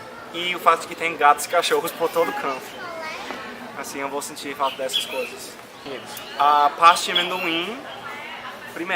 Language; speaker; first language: Portuguese; non-native, fluent; English